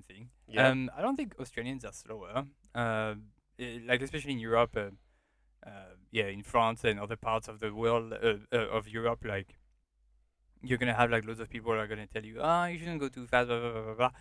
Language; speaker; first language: English; non-native, fluent; French